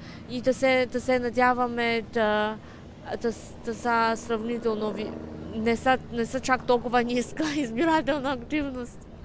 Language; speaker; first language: Bulgarian; non-native, fluent; Chinese